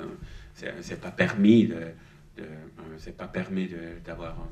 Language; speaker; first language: French; non-native, learner; German